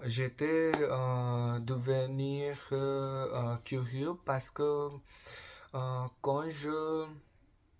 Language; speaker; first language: French; non-native, learner; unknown